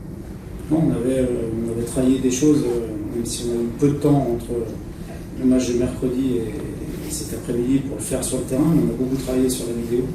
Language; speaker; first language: French; native; French